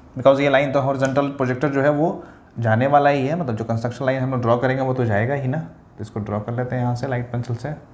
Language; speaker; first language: Hindi; native; Hindi